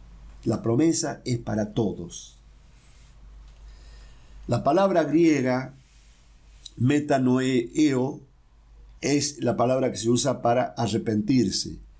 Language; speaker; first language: Spanish; native; Spanish